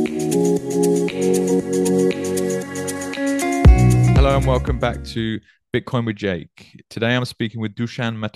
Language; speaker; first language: English; native; English